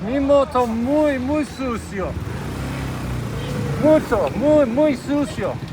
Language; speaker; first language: Spanish; non-native, learner; English